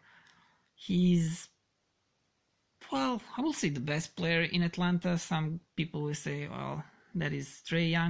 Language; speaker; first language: English; non-native, fluent; Serbian